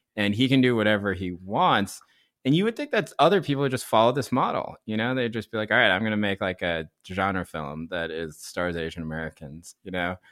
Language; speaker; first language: English; early bilingual, other home language; Korean